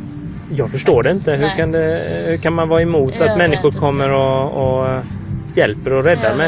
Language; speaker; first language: Swedish; native; Swedish